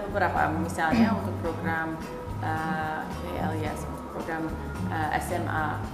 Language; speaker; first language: Indonesian; non-native, fluent; English